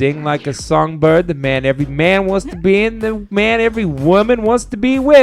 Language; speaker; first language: English; native; English